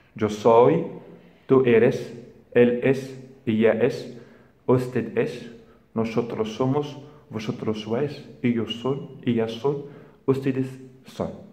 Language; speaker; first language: Spanish; non-native, fluent; Arabic